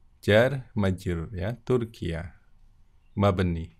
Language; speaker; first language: Arabic; non-native, fluent; Indonesian